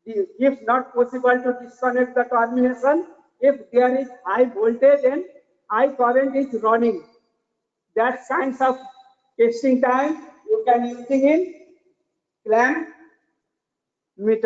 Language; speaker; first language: English; non-native, learner; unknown